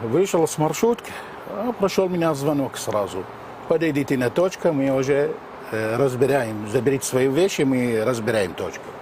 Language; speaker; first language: Russian; non-native, learner; Arabic